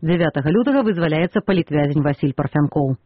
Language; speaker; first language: Belarusian; native; Belarusian